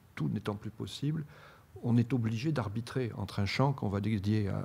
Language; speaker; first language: French; native; French